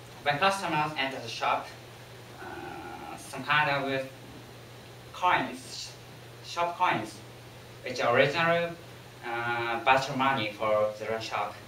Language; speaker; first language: English; non-native, learner; Japanese